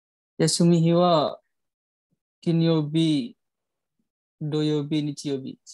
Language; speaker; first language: Japanese; non-native, learner; Indonesian